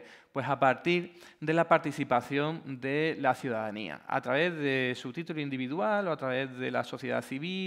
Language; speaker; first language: Spanish; native; Spanish